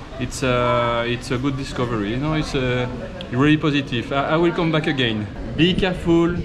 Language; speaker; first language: English; non-native, learner; French